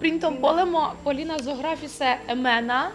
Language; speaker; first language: Greek; non-native, fluent; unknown